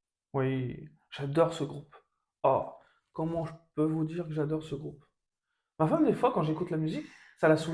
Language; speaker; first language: French; native; French